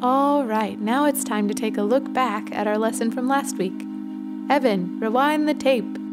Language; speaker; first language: English; native; English